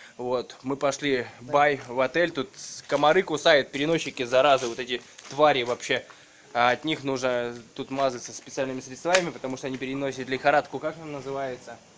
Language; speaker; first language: Russian; native; Russian